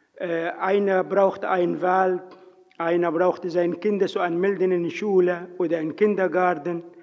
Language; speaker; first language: German; non-native, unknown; Arabic